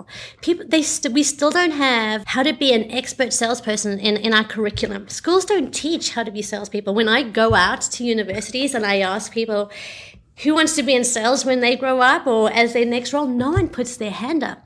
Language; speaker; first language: English; native; English